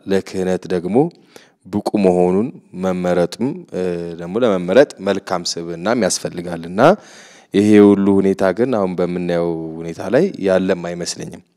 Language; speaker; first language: Amharic; native; Amharic